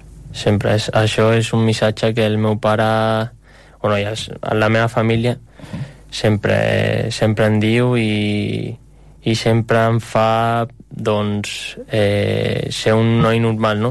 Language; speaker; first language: Catalan; non-native, local second language; Spanish